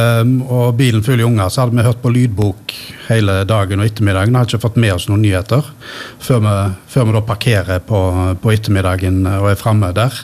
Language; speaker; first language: Norwegian; native; Norwegian